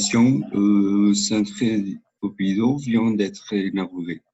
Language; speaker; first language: French; non-native, learner; Spanish